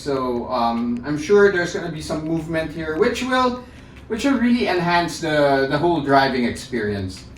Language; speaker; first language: English; non-native, local second language; Filipino